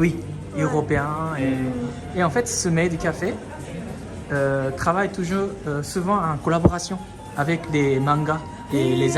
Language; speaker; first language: French; non-native, fluent; Japanese